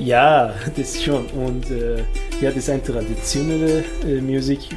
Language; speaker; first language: German; non-native, learner; Persian